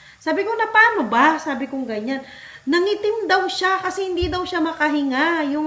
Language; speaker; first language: Filipino; non-native, local second language; Pampanga